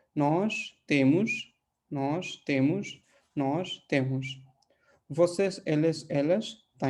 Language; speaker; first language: Portuguese; non-native, fluent; Hindi